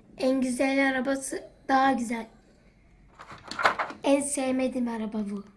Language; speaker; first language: Turkish; native; Turkish